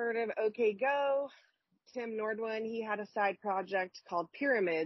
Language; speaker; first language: English; native; English